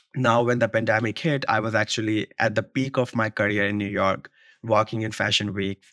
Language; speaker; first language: English; non-native, local second language; Urdu